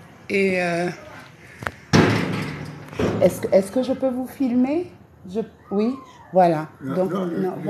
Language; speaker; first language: French; native; French